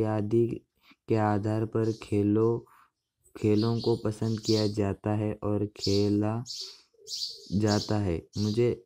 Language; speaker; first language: Hindi; non-native, local second language; Marathi